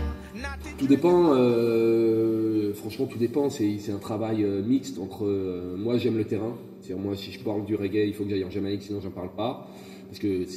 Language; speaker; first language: French; native; French